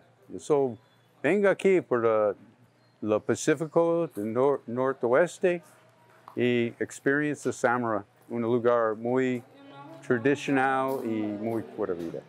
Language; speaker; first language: Spanish; non-native, learner; English